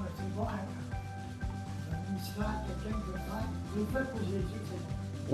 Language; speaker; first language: French; native; French